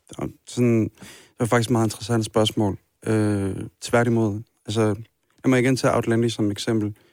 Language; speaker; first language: Danish; early bilingual, other home language; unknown